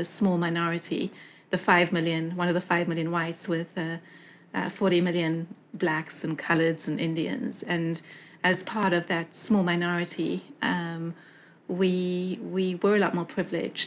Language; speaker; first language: English; native; English